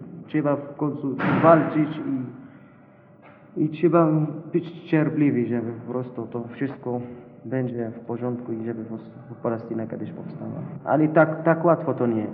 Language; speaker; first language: Polish; non-native, fluent; Arabic